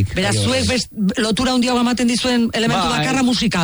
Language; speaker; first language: Basque; native; Basque